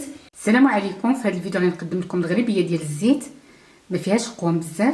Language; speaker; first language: Arabic; native; Arabic